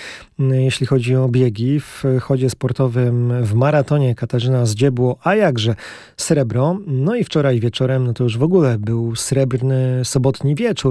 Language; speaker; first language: Polish; native; Polish